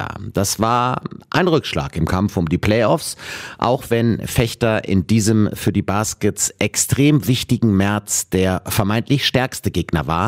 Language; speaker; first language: German; native; German